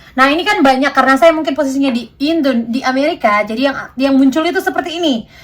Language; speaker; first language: Indonesian; native; Indonesian